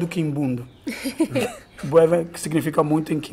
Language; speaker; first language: Portuguese; native; Portuguese